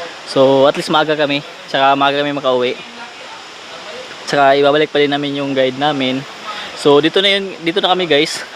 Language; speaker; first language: Filipino; non-native, local second language; Cebuano